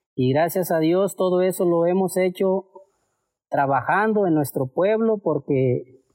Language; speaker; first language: Spanish; native; Spanish